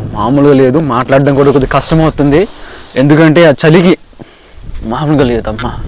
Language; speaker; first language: Telugu; native; Telugu